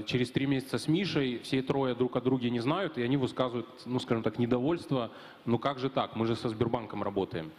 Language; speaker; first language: Russian; native; Russian